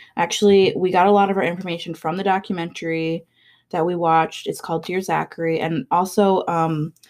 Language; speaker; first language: English; native; English